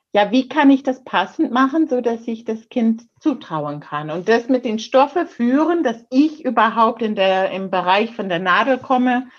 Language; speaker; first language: German; non-native, fluent; English